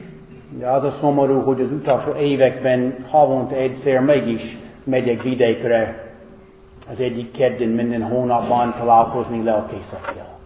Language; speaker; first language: Hungarian; non-native, fluent; English